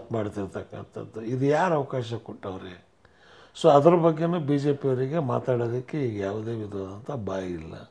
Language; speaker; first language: Kannada; non-native, local second language; Urdu